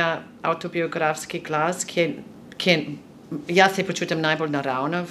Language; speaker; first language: Slovenian; non-native, fluent; English